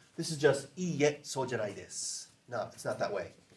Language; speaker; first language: English; native; English